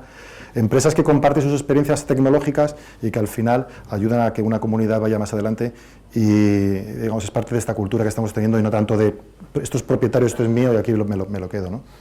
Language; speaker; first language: Spanish; native; Spanish